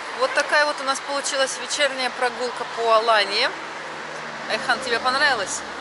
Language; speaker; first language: Russian; native; Russian